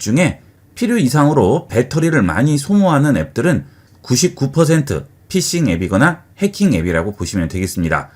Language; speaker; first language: Korean; native; Korean